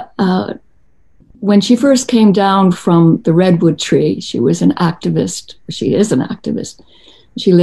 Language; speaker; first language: English; native; English